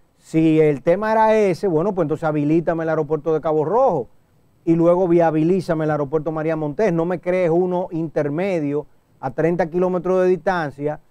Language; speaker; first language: Spanish; native; Spanish